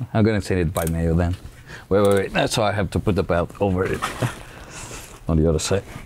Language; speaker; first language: English; non-native, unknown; Portuguese